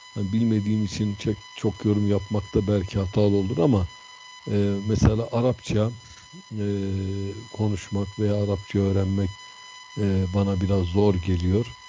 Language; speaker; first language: Turkish; native; Turkish